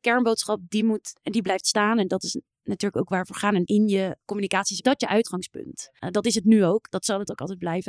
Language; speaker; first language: Dutch; native; Dutch